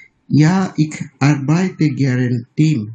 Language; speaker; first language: German; non-native, learner; Bangla